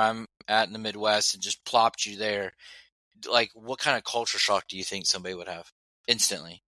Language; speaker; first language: English; native; English